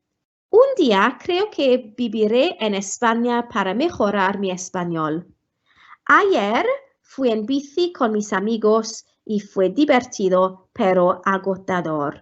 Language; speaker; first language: Spanish; non-native, fluent; Welsh